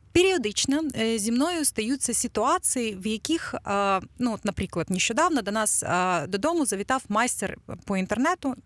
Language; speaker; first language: Ukrainian; non-native, local second language; Russian